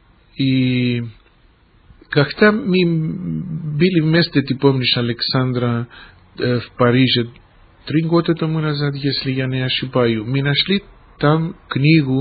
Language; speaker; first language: Russian; non-native, fluent; Greek